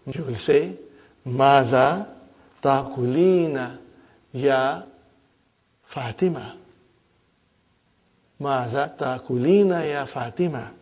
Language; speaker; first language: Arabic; non-native, fluent; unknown